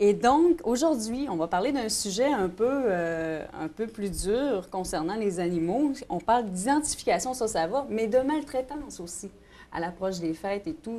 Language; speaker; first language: French; native; French